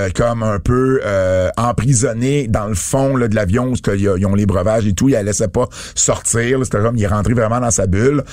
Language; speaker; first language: French; native; French